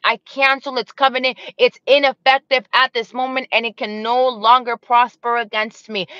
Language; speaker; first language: English; native; English